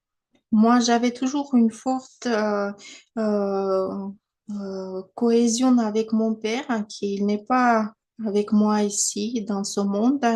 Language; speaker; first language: French; non-native, fluent; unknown